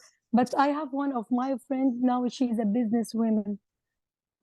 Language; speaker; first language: English; non-native, learner; Arabic